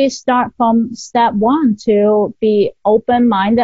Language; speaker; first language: English; non-native, local second language; Cantonese